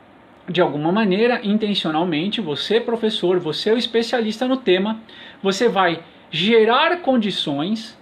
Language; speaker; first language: Portuguese; native; Portuguese